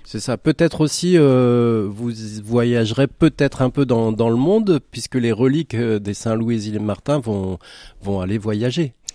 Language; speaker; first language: French; native; French